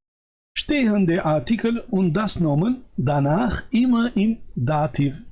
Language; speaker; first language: German; non-native, fluent; Albanian